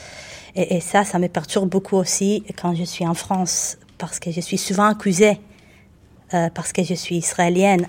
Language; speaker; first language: French; non-native, fluent; Hebrew